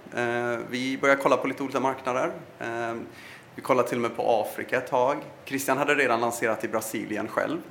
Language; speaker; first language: Swedish; early bilingual, other home language; Persian